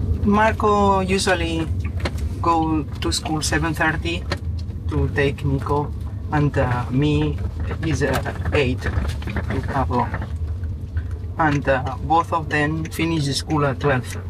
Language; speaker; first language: English; non-native, learner; Spanish